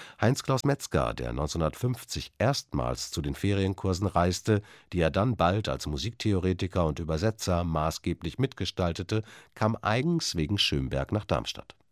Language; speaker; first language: German; native; German